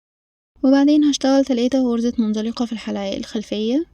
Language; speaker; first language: Arabic; native; Arabic